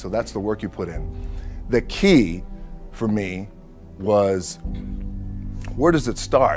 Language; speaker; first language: English; native; English